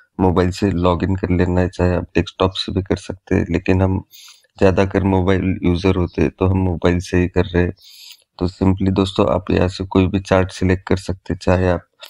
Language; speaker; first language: Hindi; native; Hindi